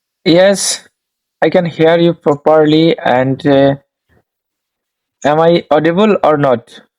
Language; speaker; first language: English; non-native, learner; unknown